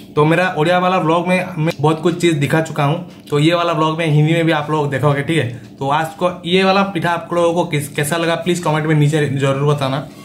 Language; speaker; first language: Hindi; non-native, local second language; Odia